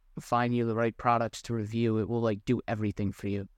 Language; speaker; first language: English; native; English